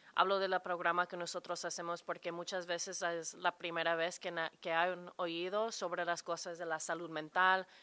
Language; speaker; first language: Spanish; early bilingual, heritage; Spanish